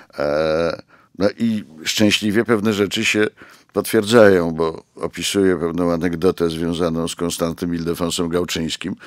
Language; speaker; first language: Polish; native; Polish